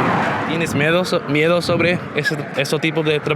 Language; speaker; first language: Spanish; non-native, learner; English